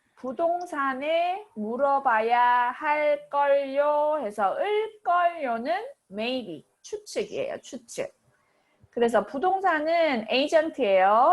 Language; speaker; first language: Korean; native; Korean